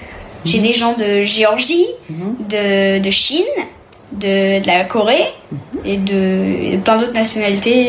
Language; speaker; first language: French; early bilingual, heritage; French